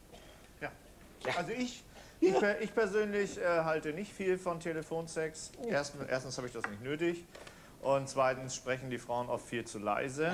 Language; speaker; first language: German; native; German